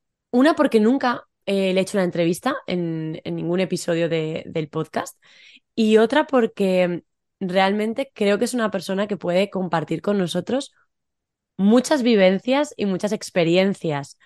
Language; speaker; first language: Spanish; native; Spanish